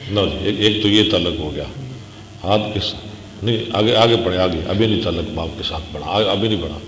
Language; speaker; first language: Urdu; non-native, local second language; Punjabi